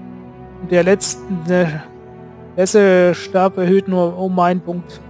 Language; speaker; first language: German; native; German